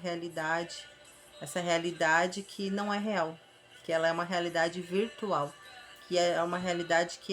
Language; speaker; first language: Portuguese; native; Portuguese